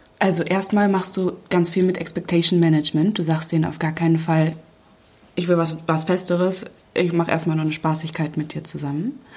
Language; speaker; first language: German; native; German